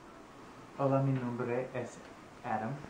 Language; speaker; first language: Spanish; non-native, learner; English